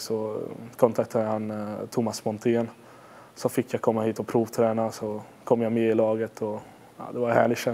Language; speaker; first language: Swedish; non-native, fluent; Hungarian